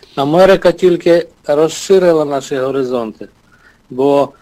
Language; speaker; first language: Ukrainian; native; Ukrainian